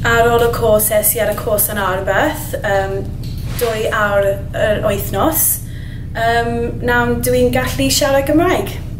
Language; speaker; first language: Welsh; non-native, learner; English